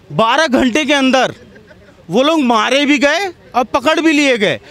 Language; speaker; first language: Hindi; native; Hindi